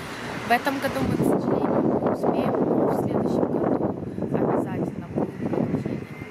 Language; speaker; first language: Russian; early bilingual, heritage; Russian